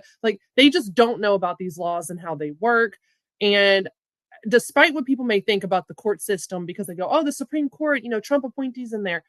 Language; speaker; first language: English; native; English